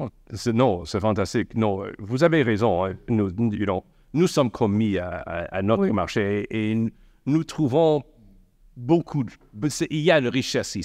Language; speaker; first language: French; non-native, local second language; English